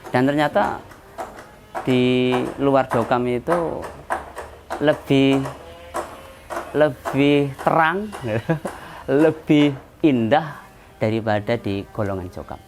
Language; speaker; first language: Indonesian; non-native, local second language; Javanese